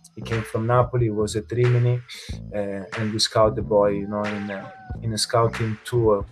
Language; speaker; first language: English; non-native, fluent; Italian